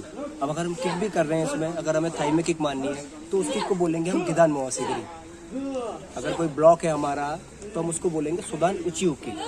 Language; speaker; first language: Hindi; native; Hindi